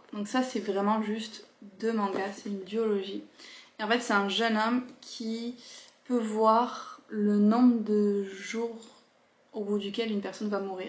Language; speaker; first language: French; native; French